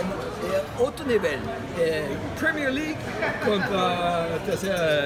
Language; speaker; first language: Portuguese; non-native, fluent; Spanish